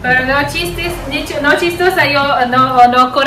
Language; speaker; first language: Spanish; non-native, learner; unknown